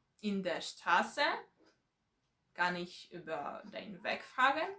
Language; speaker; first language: German; non-native, learner; Polish